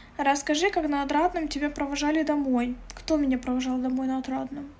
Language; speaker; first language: Russian; non-native, local second language; Ukrainian